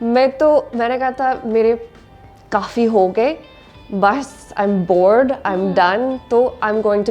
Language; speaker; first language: Hindi; non-native, learner; English